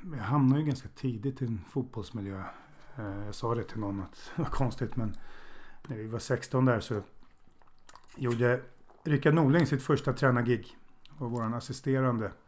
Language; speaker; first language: Swedish; native; Swedish